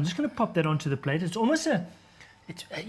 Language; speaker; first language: English; native; English